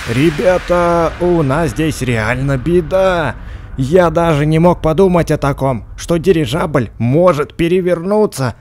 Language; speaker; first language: Russian; native; Russian